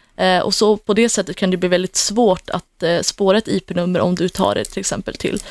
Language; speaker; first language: Swedish; native; Swedish